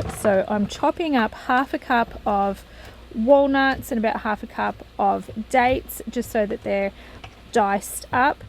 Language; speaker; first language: English; native; English